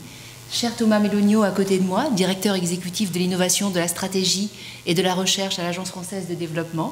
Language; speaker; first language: French; native; French